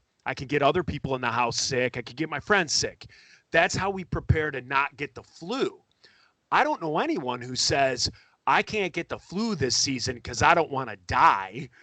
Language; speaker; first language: English; native; English